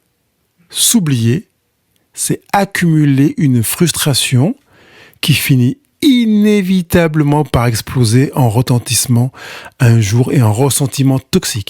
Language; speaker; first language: French; native; French